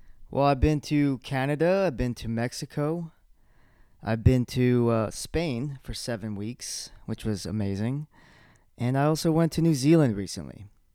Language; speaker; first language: English; early bilingual, other home language; Spanish